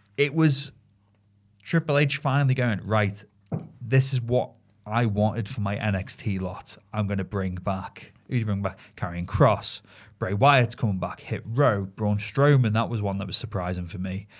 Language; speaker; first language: English; native; English